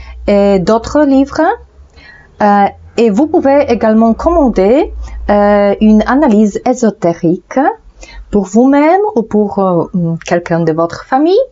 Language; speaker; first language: French; non-native, fluent; Polish